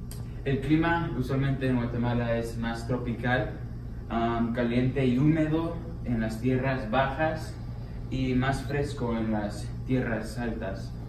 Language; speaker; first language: Spanish; early bilingual, heritage; Spanish